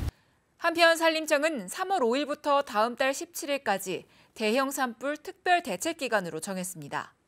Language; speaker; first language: Korean; native; Korean